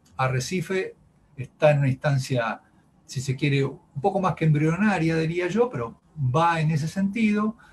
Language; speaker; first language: Spanish; native; Spanish